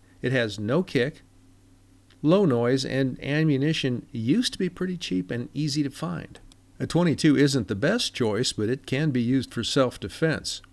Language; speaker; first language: English; native; English